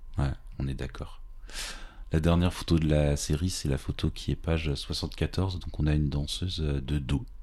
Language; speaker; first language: French; native; French